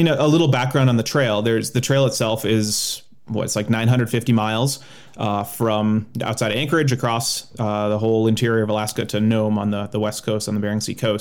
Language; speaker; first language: English; native; English